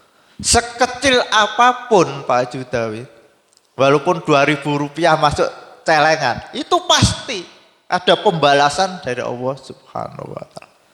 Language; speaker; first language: Indonesian; native; Indonesian